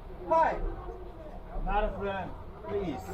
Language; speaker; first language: English; non-native, learner; Chinese